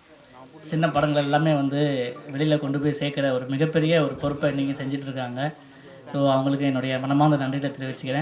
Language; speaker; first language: Tamil; native; Tamil